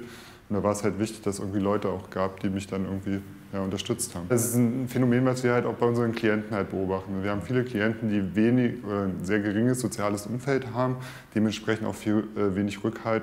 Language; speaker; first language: German; native; German